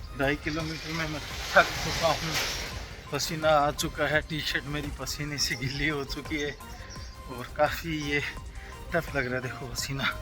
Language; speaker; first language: Hindi; native; Hindi